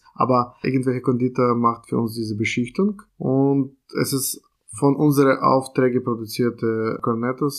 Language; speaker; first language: German; non-native, fluent; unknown